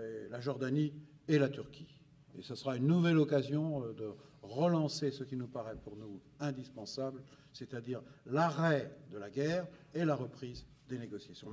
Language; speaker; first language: French; native; French